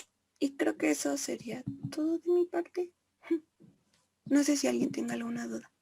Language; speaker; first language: Spanish; native; Spanish